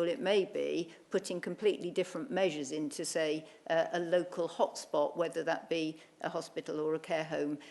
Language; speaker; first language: English; native; English